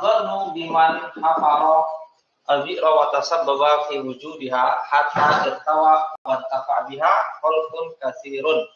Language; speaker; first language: Arabic; non-native, fluent; Indonesian